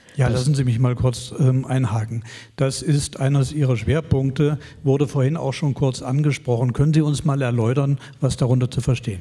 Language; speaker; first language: German; native; German